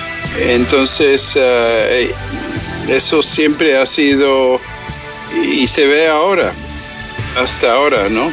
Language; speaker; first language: Spanish; early bilingual, heritage; English